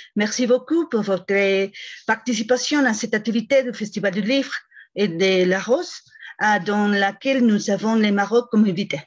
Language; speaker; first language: French; non-native, fluent; Spanish